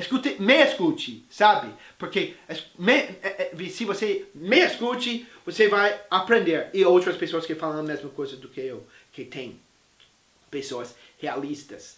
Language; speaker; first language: Portuguese; non-native, fluent; English